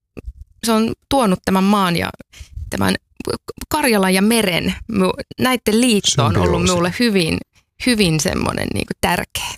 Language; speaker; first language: Finnish; native; Finnish